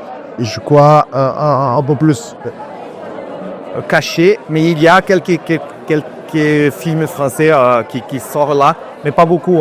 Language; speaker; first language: French; non-native, fluent; Portuguese